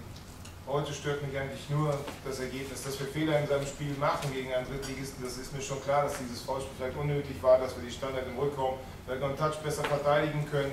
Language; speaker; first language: German; native; German